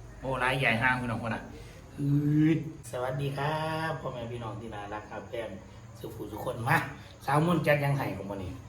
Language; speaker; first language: Thai; non-native, local second language; Lao